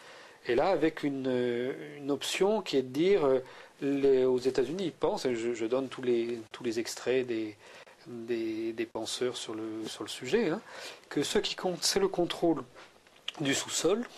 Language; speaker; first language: French; native; French